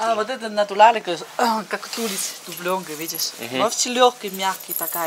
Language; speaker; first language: Russian; non-native, learner; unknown